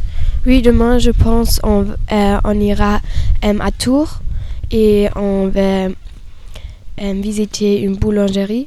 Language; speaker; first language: French; non-native, learner; German